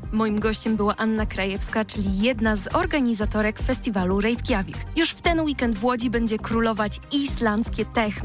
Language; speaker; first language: Polish; native; Polish